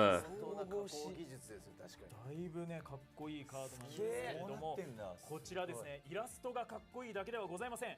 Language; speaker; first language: Japanese; native; Japanese